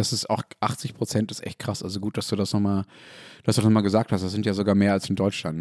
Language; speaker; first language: German; native; German